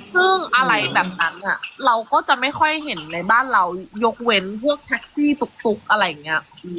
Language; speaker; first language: Thai; native; Thai